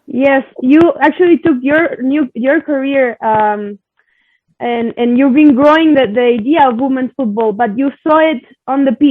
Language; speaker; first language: English; non-native, fluent; Spanish